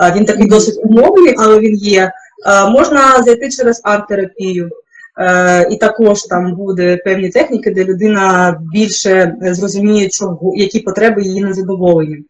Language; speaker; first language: Ukrainian; non-native, local second language; Russian